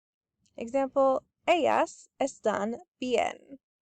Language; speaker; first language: Spanish; non-native, fluent; English